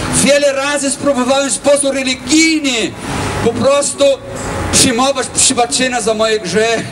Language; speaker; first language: Polish; non-native, learner; Portuguese